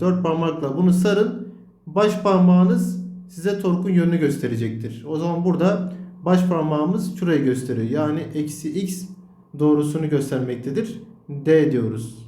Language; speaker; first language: Turkish; native; Turkish